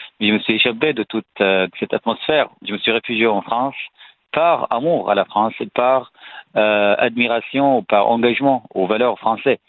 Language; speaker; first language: French; non-native, fluent; Arabic